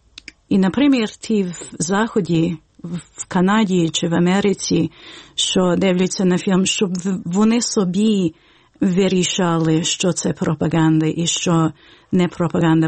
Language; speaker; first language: Ukrainian; early bilingual, heritage; Ukrainian